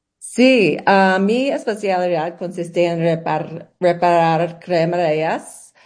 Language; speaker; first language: Spanish; non-native, learner; English